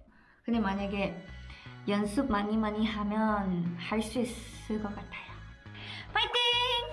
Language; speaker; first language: Korean; non-native, learner; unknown